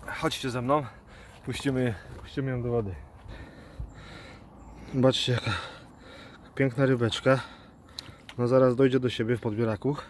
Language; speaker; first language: Polish; native; Polish